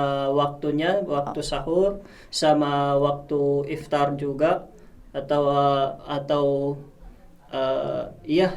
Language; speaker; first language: Indonesian; non-native, fluent; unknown